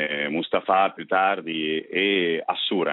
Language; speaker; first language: Italian; non-native, fluent; Spanish